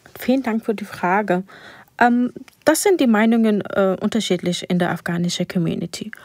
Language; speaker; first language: German; non-native, fluent; Persian